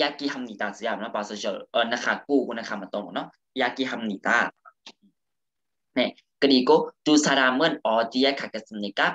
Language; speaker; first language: Korean; non-native, fluent; Burmese